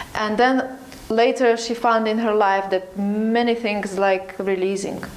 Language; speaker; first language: English; non-native, learner; Slovak